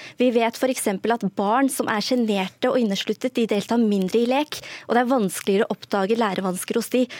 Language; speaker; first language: Norwegian; early bilingual, other home language; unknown